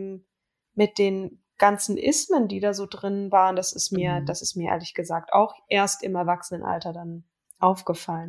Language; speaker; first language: German; native; German